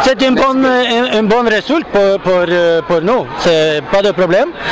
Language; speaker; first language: French; non-native, learner; Norwegian